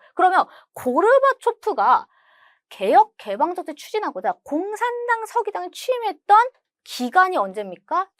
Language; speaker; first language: Korean; native; Korean